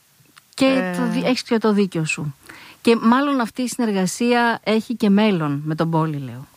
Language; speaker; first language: Greek; native; Greek